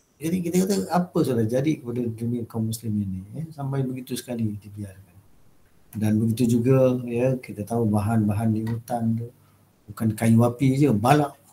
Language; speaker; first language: Malay; native; Malay